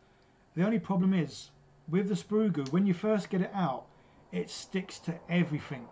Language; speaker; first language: English; native; English